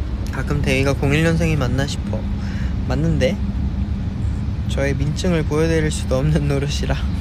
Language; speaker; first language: Korean; early bilingual, heritage; Korean